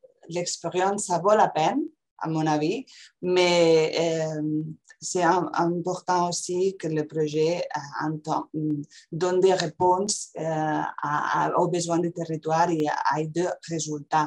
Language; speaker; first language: French; non-native, fluent; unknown